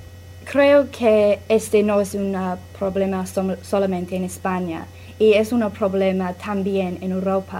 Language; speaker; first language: Spanish; non-native, learner; English